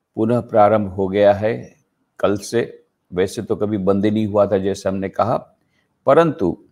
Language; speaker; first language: Hindi; non-native, local second language; Gujarati